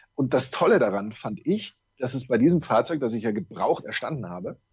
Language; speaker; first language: German; native; German